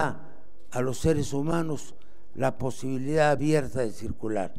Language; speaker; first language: Spanish; native; Spanish